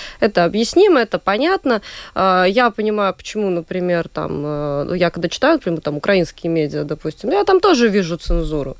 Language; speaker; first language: Russian; native; Russian